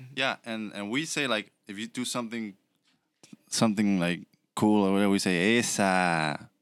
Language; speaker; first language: English; early bilingual, other home language; Spanish